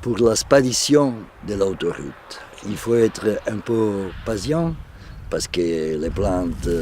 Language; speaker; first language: French; non-native, fluent; Italian